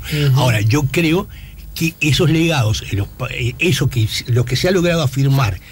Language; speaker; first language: Spanish; native; Spanish